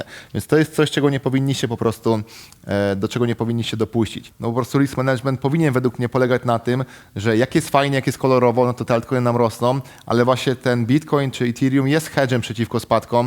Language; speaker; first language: Polish; native; Polish